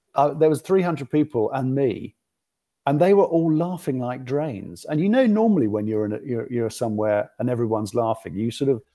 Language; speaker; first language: English; native; English